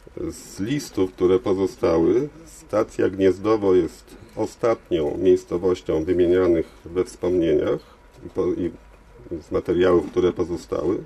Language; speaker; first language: Polish; native; Polish